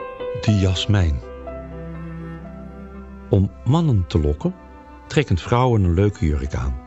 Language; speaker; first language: Dutch; native; Dutch